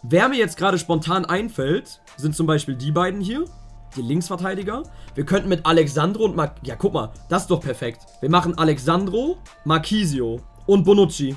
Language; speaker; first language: German; native; German